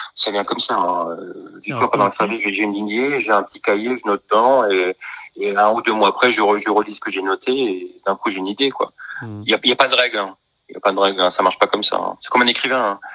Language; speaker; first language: French; native; French